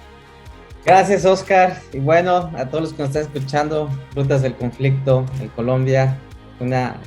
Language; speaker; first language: Spanish; native; Spanish